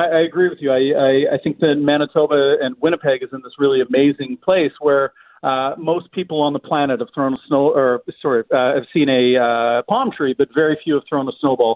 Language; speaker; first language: English; native; English